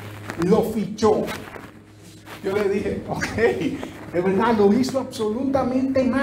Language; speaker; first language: Spanish; native; Spanish